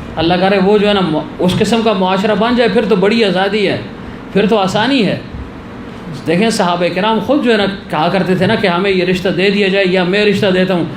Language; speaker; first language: Urdu; non-native, local second language; Pashto